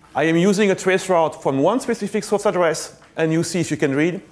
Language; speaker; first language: English; non-native, fluent; French